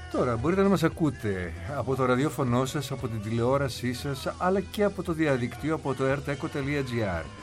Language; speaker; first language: Greek; native; Greek